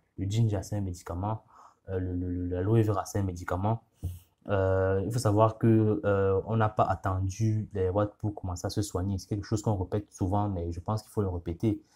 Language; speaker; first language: French; non-native, local second language; Ghomala